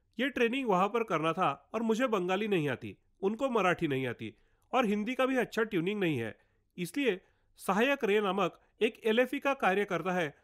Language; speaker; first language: Hindi; non-native, local second language; Marathi